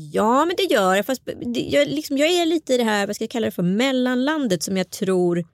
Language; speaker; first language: Swedish; early bilingual, other home language; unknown